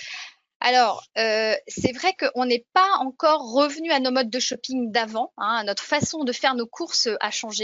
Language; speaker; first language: French; native; French